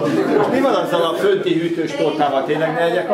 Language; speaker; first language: Hungarian; native; Hungarian